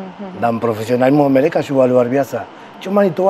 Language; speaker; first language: Indonesian; non-native, fluent; Spanish